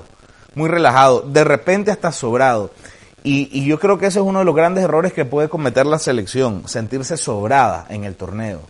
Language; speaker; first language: Spanish; native; Spanish